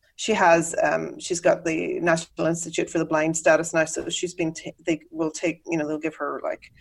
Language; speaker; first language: English; native; English